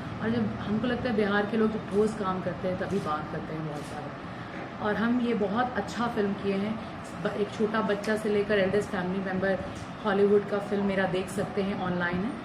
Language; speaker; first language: Hindi; native; Hindi